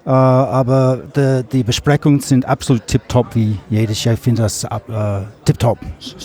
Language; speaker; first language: German; non-native, learner; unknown